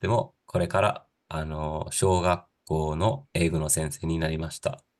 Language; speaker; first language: Japanese; non-native, learner; English